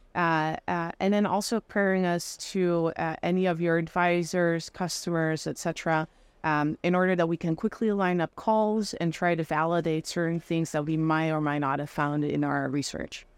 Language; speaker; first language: English; non-native, fluent; Dutch